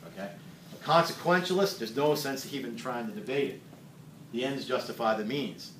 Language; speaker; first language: English; native; English